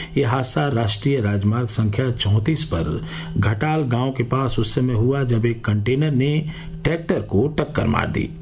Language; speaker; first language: Hindi; native; Hindi